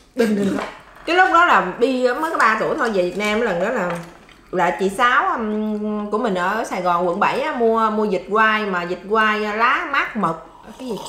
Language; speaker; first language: Vietnamese; native; Vietnamese